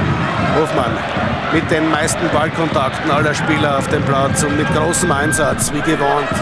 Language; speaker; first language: German; native; German